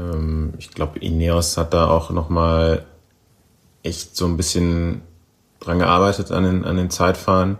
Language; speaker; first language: German; native; German